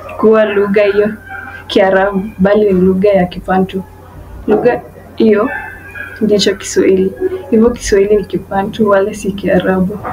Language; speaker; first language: Swahili; non-native, local second language; Kalenjin